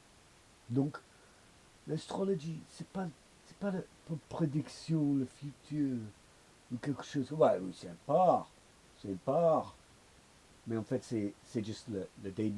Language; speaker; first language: French; non-native, learner; English